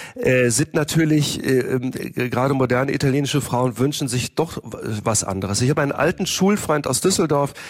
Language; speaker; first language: German; native; German